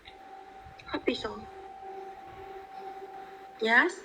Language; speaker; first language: English; non-native, learner; Vietnamese